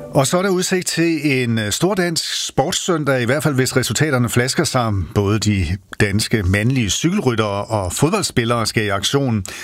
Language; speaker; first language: Danish; native; Danish